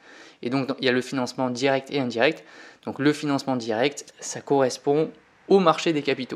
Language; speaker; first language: French; native; French